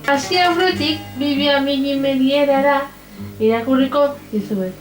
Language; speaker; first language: Basque; non-native, local second language; Spanish